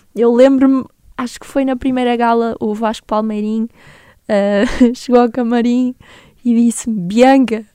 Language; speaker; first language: Portuguese; native; Portuguese